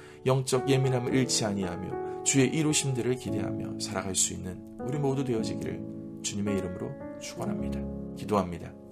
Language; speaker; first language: Korean; native; Korean